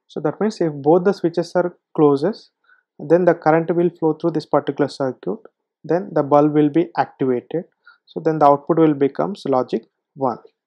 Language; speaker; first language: English; non-native, local second language; Telugu